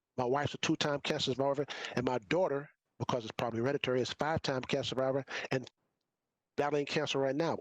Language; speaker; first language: English; native; English